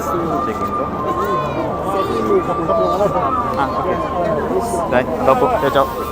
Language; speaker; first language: Italian; native; Italian